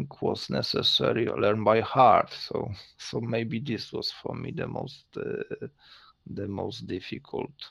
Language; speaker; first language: English; non-native, learner; Polish